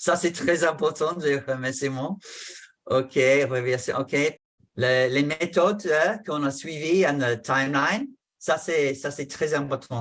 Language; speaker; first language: French; non-native, fluent; English